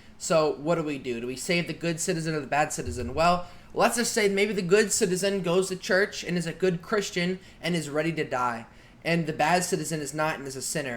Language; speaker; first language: English; native; English